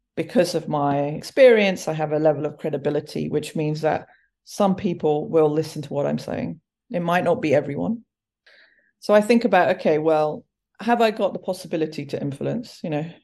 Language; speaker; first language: English; early bilingual, other home language; Hindi